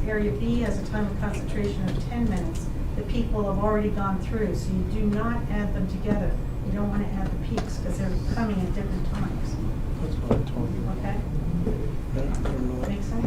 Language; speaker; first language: English; native; English